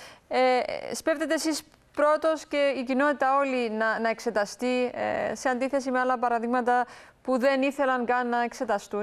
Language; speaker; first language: Greek; native; Greek